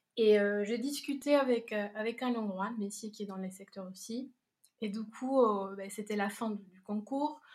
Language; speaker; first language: French; non-native, fluent; Spanish